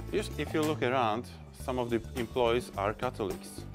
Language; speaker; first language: English; non-native, fluent; Polish